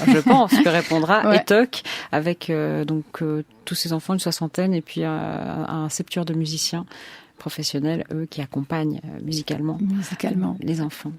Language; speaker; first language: French; native; French